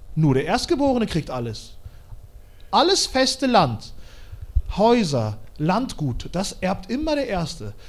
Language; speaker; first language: German; early bilingual, other home language; Russian